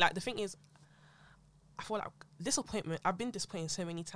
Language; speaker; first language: English; non-native, local second language; French